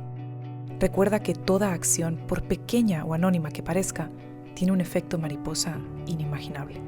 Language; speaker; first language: Spanish; native; Spanish